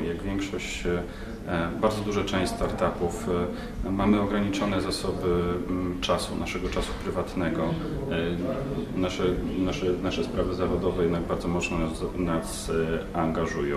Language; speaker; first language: Polish; native; Polish